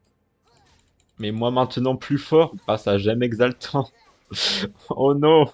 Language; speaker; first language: French; native; French